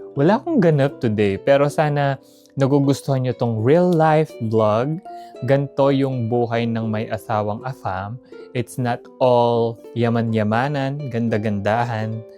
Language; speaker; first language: Filipino; native; Filipino